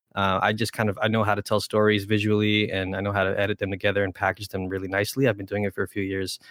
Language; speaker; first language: English; early bilingual, other home language; Spanish